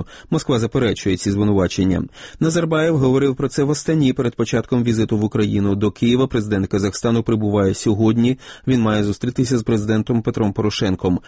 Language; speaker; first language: Ukrainian; native; Ukrainian